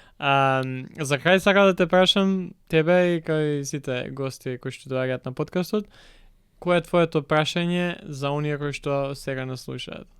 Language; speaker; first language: Macedonian; native; Macedonian